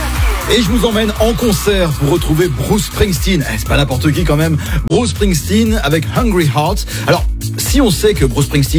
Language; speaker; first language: French; native; French